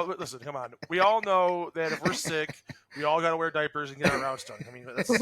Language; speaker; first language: English; native; English